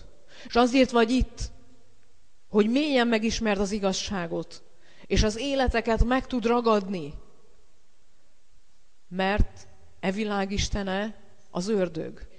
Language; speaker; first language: Hungarian; native; Hungarian